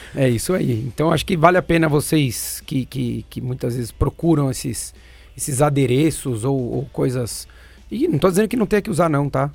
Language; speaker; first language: Portuguese; native; Portuguese